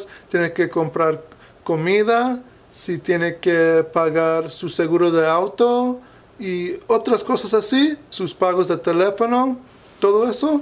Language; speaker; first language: Spanish; non-native, fluent; English